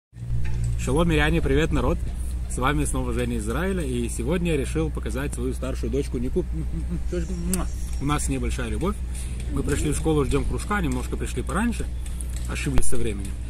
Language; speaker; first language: Russian; native; Russian